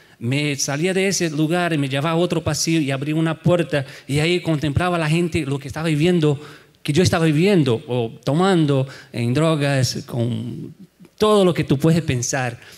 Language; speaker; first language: Spanish; non-native, fluent; Portuguese